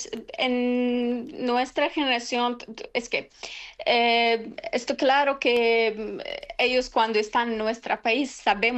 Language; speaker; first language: Spanish; non-native, learner; Persian